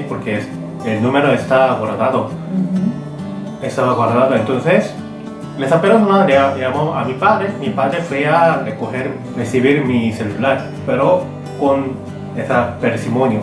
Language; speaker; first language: Spanish; non-native, learner; Korean